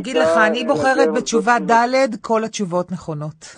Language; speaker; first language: Hebrew; native; Hebrew